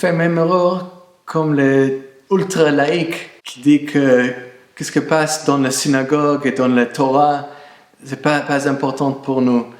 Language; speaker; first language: French; non-native, fluent; English